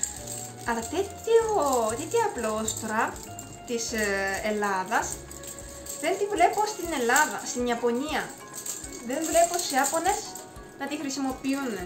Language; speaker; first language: Greek; non-native, fluent; Japanese